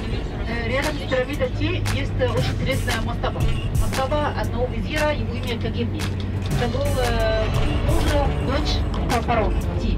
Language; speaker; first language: Russian; non-native, learner; Arabic